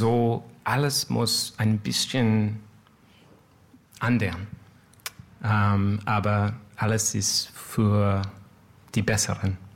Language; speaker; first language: German; non-native, learner; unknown